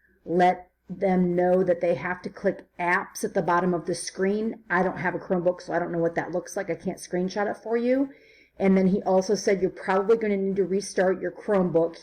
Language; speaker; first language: English; native; English